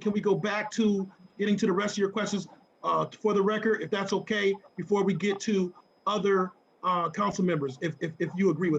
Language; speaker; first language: English; native; English